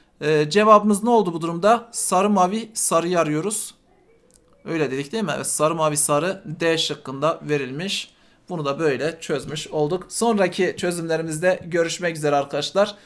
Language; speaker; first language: Turkish; native; Turkish